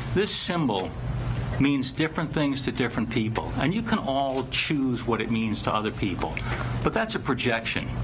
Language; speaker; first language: English; native; English